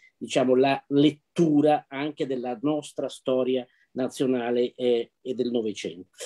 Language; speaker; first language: Italian; native; Italian